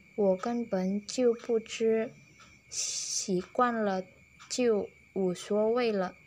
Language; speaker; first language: Chinese; non-native, learner; Indonesian